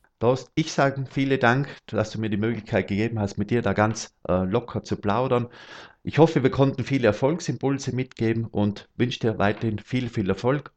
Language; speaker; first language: German; native; German